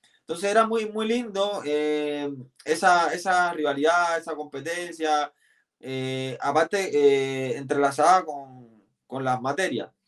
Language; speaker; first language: Spanish; native; Spanish